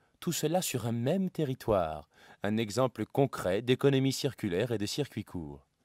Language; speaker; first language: French; native; French